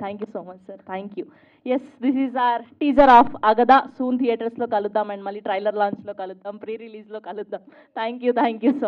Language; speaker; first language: Telugu; native; Telugu